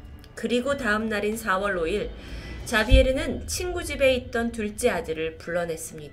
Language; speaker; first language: Korean; native; Korean